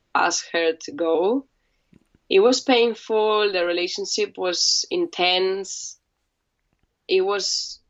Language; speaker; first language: English; non-native, fluent; Spanish